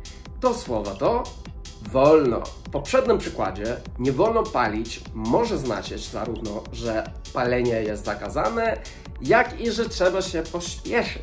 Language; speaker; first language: Polish; non-native, fluent; English